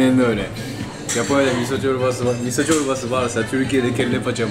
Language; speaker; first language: Turkish; non-native, fluent; Japanese